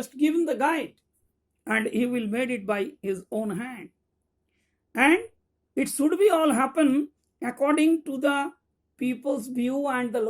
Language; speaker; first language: English; non-native, local second language; Bangla